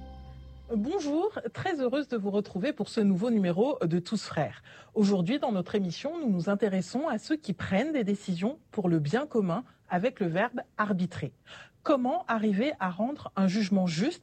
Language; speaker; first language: French; native; French